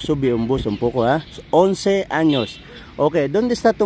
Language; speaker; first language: Spanish; non-native, learner; Filipino